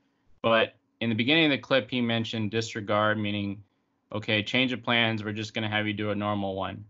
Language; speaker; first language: English; native; English